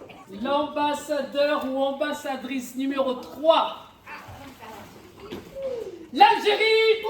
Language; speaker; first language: French; native; French